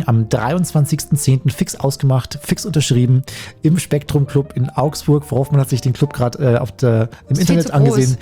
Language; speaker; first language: German; native; German